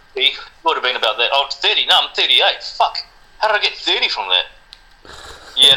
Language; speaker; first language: English; non-native, local second language; Spanish